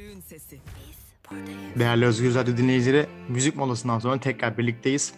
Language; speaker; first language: Turkish; native; Turkish